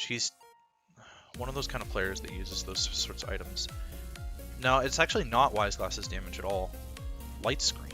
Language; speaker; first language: English; native; English